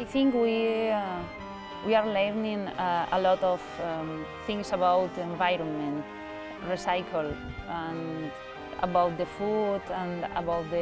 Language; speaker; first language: English; non-native, learner; Lithuanian